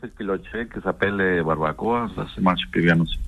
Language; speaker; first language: French; non-native, learner; Spanish